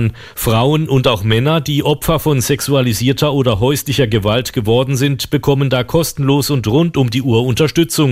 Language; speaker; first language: German; native; German